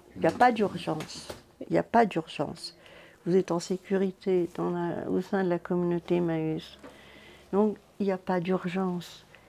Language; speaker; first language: French; native; French